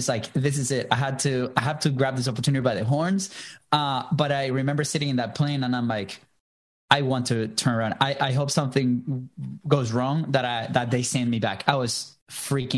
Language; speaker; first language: English; non-native, fluent; Spanish